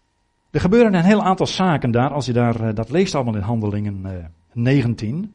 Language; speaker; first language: Dutch; native; Dutch